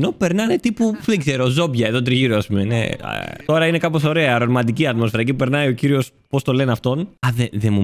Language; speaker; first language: Greek; native; Greek